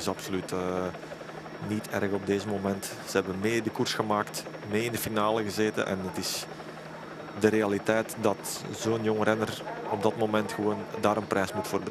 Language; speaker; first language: Dutch; native; Dutch